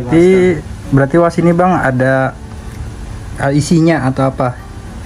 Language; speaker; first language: Indonesian; non-native, local second language; Banjar